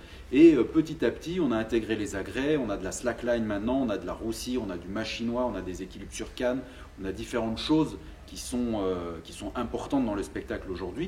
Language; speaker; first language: French; native; French